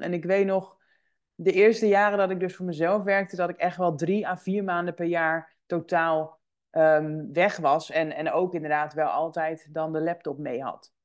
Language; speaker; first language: Dutch; native; Dutch